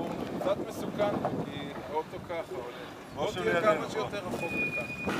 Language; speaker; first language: Hebrew; native; Hebrew